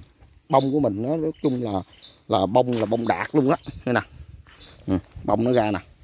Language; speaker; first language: Vietnamese; native; Vietnamese